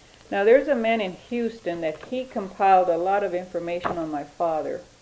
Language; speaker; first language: English; early bilingual, other home language; Spanish